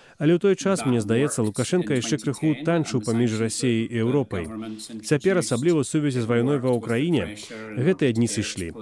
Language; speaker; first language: Belarusian; non-native, fluent; English